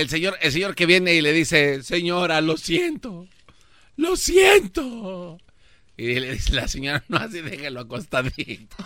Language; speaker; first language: Spanish; native; Spanish